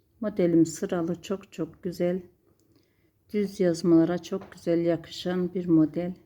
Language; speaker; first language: Turkish; native; Turkish